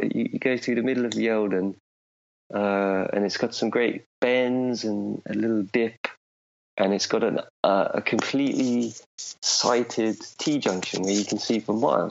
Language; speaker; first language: English; native; English